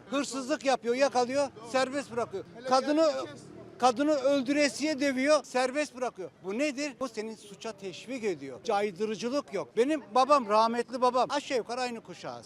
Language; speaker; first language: Turkish; early bilingual, heritage; Turkish